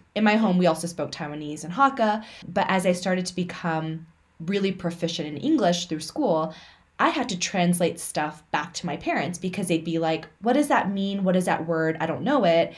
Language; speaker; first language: English; early bilingual, other home language; Min Nan Chinese